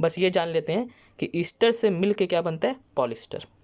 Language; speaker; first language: Hindi; native; Hindi